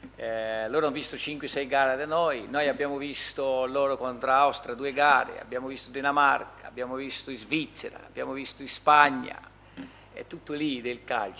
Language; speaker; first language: Italian; non-native, fluent; Portuguese